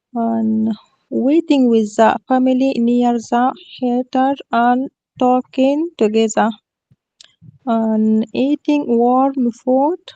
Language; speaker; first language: English; non-native, learner; Arabic